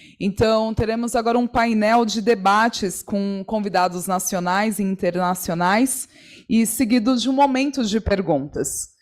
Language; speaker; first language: Portuguese; native; Portuguese